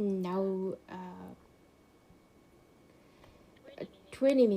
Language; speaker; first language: English; non-native, learner; Korean